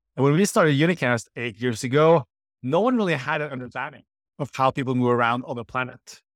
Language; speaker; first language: English; non-native, fluent; Norwegian